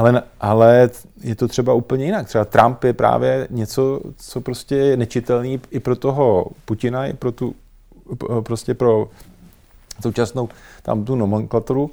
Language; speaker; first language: Czech; native; Czech